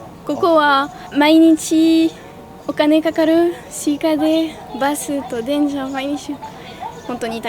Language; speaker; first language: Japanese; non-native, learner; French